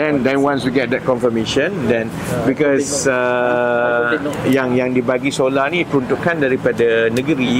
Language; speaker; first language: Malay; native; Malay